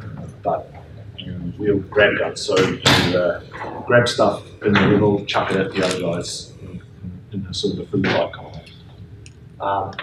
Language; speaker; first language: English; native; English